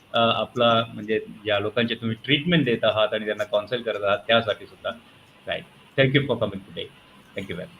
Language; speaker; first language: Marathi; non-native, local second language; Punjabi